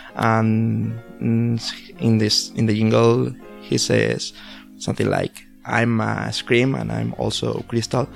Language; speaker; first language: English; non-native, learner; Spanish